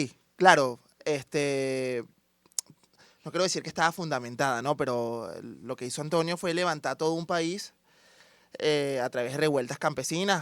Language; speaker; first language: Spanish; native; Spanish